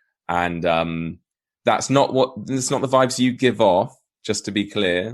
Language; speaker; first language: English; native; English